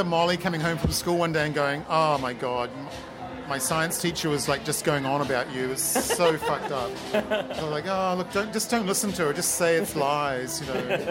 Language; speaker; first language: English; native; English